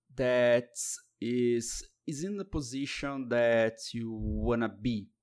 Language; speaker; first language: English; non-native, fluent; Portuguese